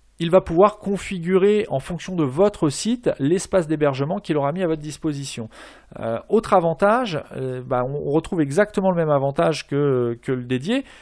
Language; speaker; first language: French; native; French